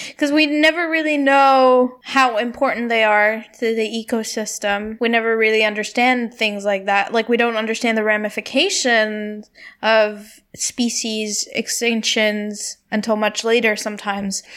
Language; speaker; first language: English; non-native, local second language; Hindi